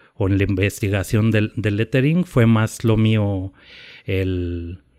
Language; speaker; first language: Spanish; native; Spanish